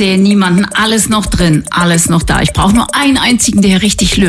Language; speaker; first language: German; native; German